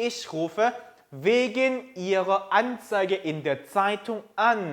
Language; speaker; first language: German; non-native, fluent; Korean